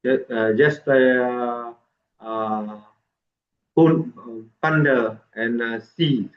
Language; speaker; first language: English; non-native, learner; Vietnamese